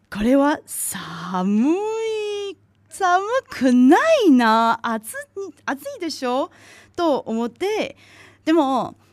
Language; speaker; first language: Japanese; non-native, fluent; Chinese